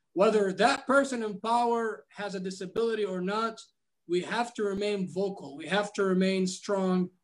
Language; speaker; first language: English; non-native, fluent; Arabic